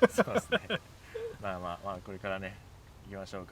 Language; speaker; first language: Japanese; native; Japanese